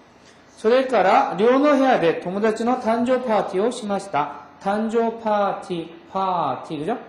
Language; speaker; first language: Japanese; non-native, fluent; Korean